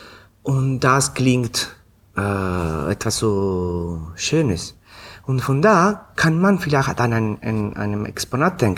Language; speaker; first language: German; non-native, fluent; Italian